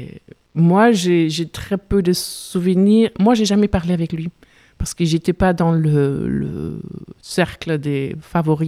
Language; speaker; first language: French; non-native, fluent; German